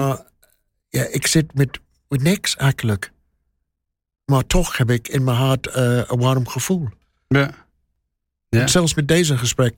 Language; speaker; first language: Dutch; non-native, learner; English